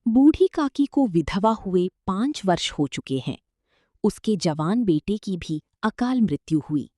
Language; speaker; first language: Hindi; non-native, local second language; Malayalam